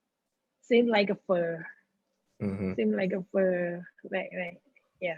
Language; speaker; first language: English; non-native, learner; Thai